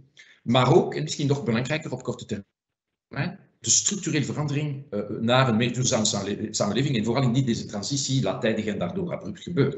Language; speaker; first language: Dutch; non-native, fluent; French